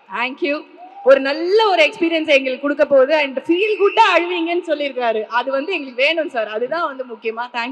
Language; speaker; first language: Tamil; native; Tamil